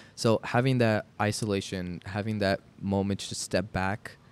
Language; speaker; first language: English; native; English